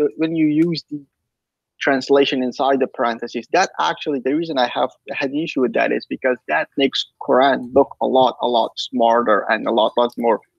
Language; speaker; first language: English; non-native, fluent; Persian